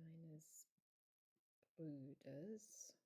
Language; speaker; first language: German; non-native, learner; English